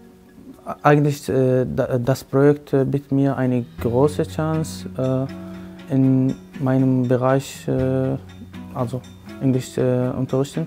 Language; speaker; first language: German; non-native, fluent; Arabic